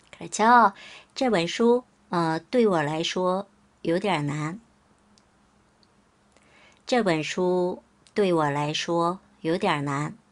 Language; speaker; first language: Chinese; non-native, fluent; Korean